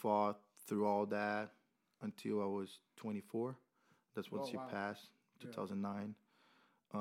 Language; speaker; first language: English; non-native, fluent; Portuguese